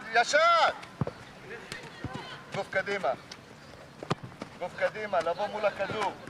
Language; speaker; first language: Hebrew; native; Hebrew